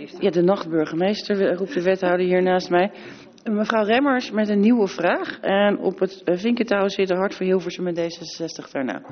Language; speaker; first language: Dutch; native; Dutch